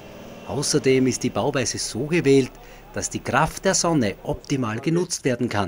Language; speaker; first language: German; native; German